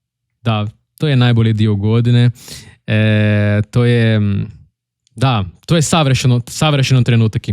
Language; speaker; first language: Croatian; non-native, learner; Portuguese